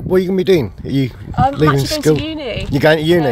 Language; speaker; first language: English; native; English